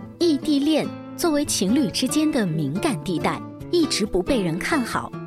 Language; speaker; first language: Chinese; native; Chinese